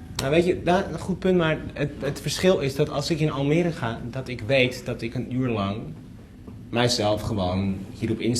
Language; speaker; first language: Dutch; native; Dutch